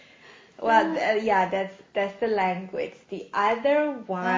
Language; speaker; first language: English; non-native, fluent; Indonesian